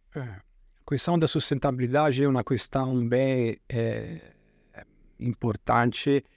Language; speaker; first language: Portuguese; non-native, fluent; Italian